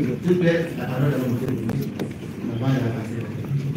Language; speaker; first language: French; non-native, local second language; Lingala